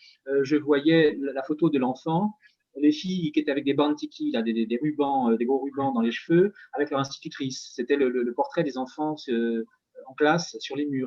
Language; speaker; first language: French; native; French